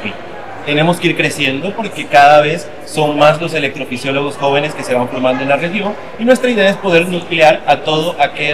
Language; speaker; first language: Spanish; native; Spanish